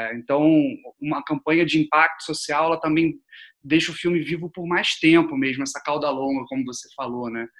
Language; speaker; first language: Portuguese; native; Portuguese